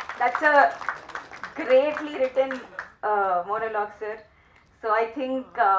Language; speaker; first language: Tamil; non-native, learner; Telugu